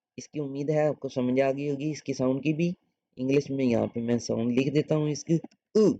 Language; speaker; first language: Urdu; native; Urdu